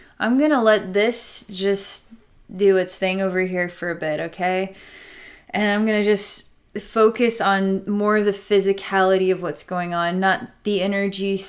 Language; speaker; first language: English; native; English